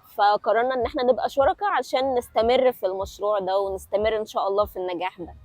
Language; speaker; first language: Egyptian Arabic; native; Egyptian Arabic